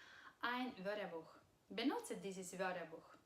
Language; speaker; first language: German; non-native, fluent; Russian